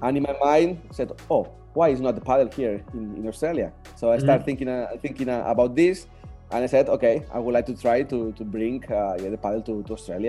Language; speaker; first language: English; non-native, fluent; Spanish